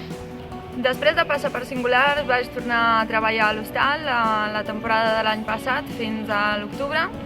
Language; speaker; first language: Catalan; non-native, local second language; Spanish